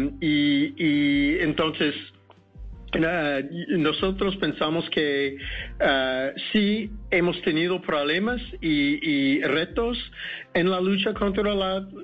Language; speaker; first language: Spanish; non-native, fluent; English